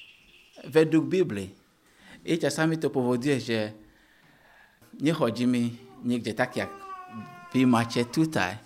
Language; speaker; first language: Polish; non-native, learner; Ukrainian